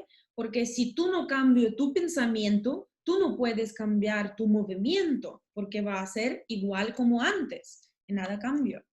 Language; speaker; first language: Spanish; non-native, learner; Russian